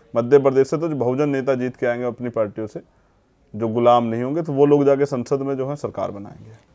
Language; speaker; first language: Hindi; native; Hindi